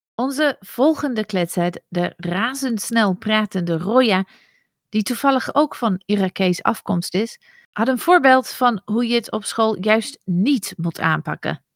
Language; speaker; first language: Dutch; non-native, fluent; English